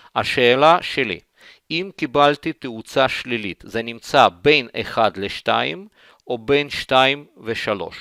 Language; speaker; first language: Hebrew; non-native, fluent; Russian